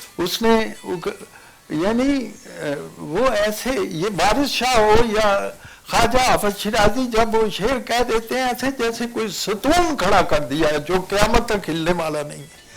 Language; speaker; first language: Urdu; non-native, local second language; Punjabi